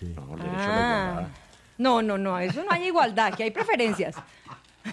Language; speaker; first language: Spanish; native; Spanish